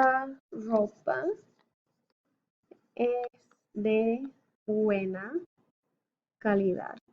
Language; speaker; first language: Spanish; non-native, fluent; English